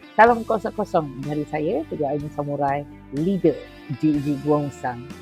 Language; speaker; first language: Malay; native; Malay